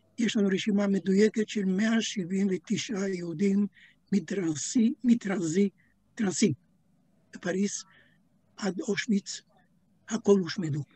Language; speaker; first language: Hebrew; native; Hebrew